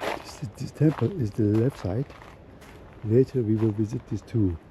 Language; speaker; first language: English; non-native, learner; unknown